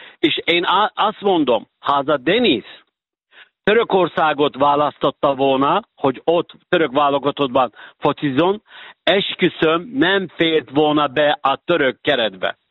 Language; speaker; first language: Hungarian; non-native, fluent; Turkish